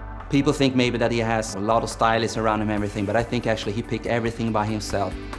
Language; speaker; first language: English; non-native, fluent; Swedish